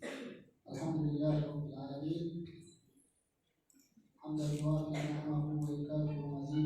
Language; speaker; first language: Arabic; native; Arabic